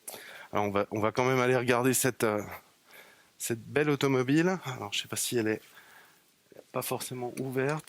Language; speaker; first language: French; native; French